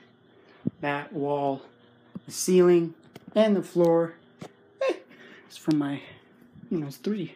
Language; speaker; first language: English; native; English